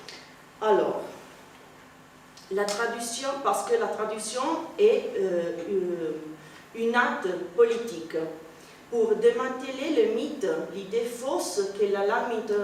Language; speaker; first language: French; non-native, fluent; Italian